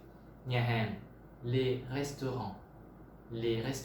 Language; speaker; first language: French; non-native, fluent; Vietnamese